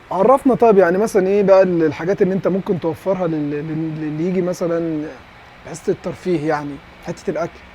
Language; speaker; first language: Egyptian Arabic; native; Egyptian Arabic